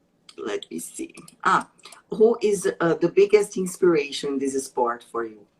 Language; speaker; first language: English; non-native, learner; Portuguese